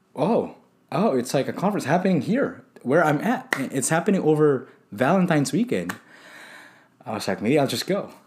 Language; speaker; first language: English; non-native, local second language; Filipino